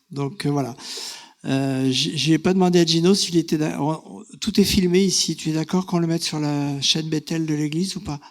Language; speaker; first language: French; native; French